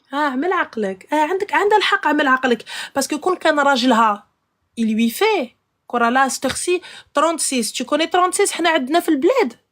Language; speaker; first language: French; early bilingual, other home language; Arabic